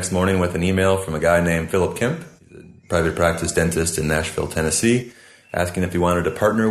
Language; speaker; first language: English; native; English